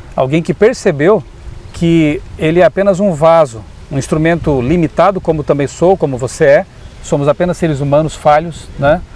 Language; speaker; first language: Portuguese; native; Portuguese